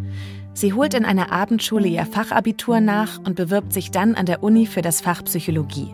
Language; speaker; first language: German; native; German